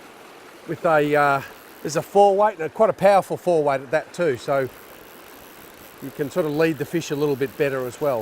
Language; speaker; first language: English; native; English